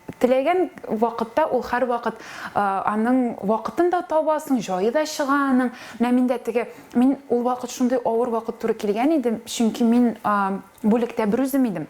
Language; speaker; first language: Tatar; native; Tatar